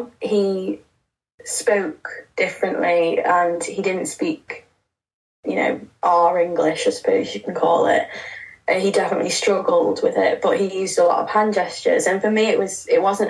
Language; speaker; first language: English; native; English